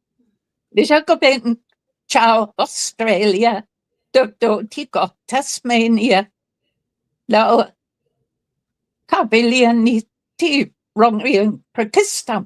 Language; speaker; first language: Thai; non-native, fluent; English